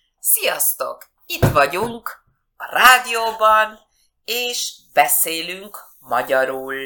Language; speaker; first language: Hungarian; non-native, learner; Spanish